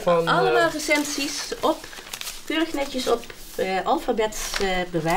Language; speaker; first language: Dutch; native; Dutch